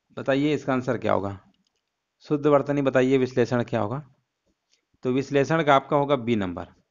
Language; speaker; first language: Hindi; native; Hindi